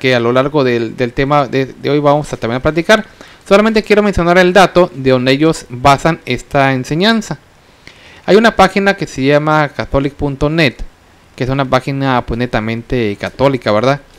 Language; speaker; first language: Spanish; native; Spanish